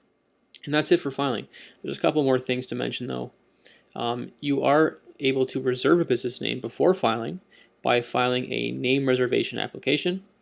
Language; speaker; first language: English; native; English